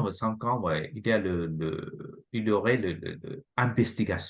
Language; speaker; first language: French; non-native, fluent; Japanese